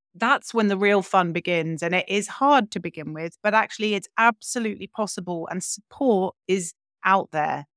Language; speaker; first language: English; native; English